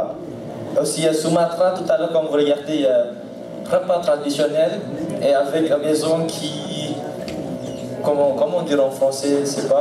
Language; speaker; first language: French; non-native, learner; Indonesian